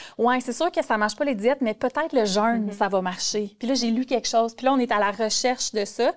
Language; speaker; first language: French; native; French